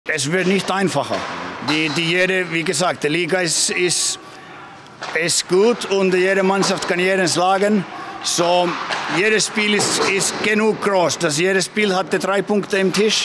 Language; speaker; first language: German; non-native, fluent; Finnish